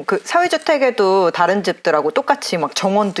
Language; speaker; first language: Korean; native; Korean